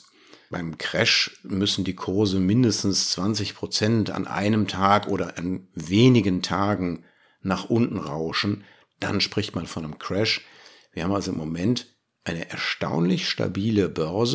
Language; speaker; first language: German; native; German